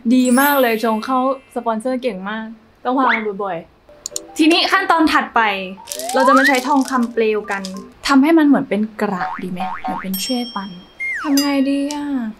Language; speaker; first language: Thai; native; Thai